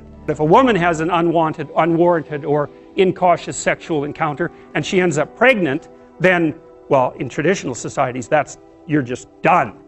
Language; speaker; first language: English; native; English